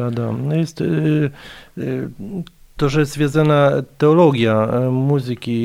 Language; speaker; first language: Russian; non-native, fluent; Polish